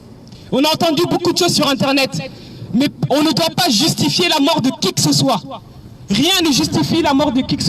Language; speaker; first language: French; native; French